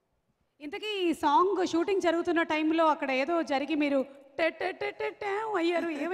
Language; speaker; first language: Telugu; native; Telugu